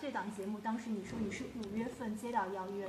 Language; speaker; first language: Chinese; native; Chinese